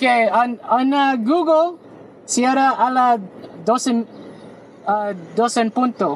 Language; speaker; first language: Spanish; non-native, learner; English